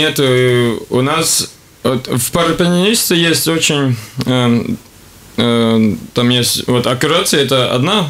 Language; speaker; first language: Russian; non-native, local second language; Latvian